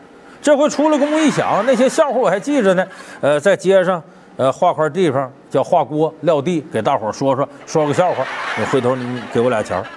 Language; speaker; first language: Chinese; native; Chinese